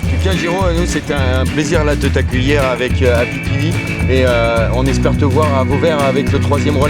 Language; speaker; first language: French; native; French